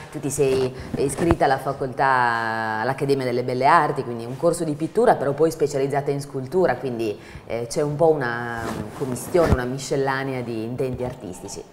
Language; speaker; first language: Italian; native; Italian